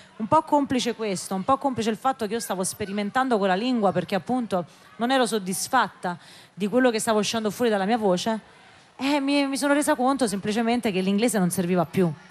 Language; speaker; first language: Italian; native; Italian